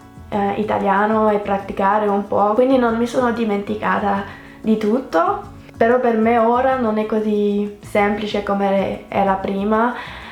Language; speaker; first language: Italian; non-native, fluent; French